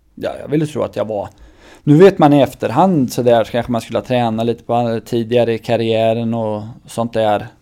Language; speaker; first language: Swedish; native; Swedish